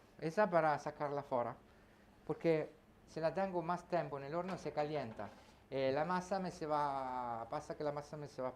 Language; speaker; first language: Spanish; non-native, learner; Italian